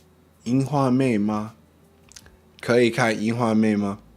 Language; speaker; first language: Chinese; non-native, learner; English